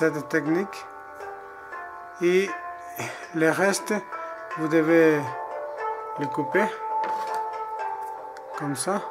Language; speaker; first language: French; non-native, learner; Spanish